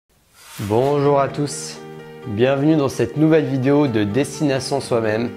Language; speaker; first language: French; native; French